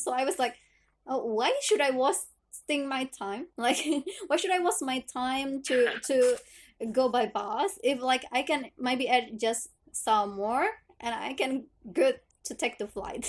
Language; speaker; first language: English; non-native, learner; Indonesian